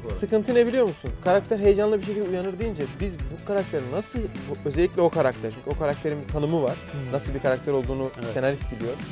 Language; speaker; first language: Turkish; native; Turkish